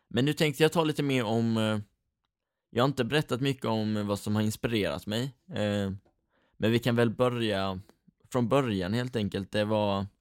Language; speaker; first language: Swedish; native; Swedish